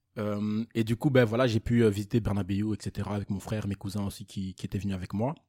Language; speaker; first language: French; native; French